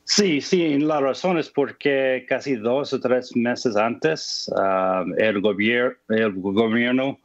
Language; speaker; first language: Spanish; non-native, fluent; English